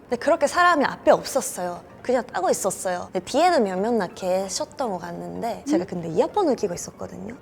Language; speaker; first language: Korean; non-native, fluent; Japanese